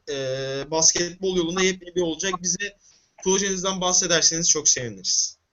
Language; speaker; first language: Turkish; native; Turkish